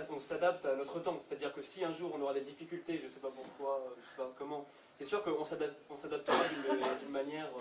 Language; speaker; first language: French; native; French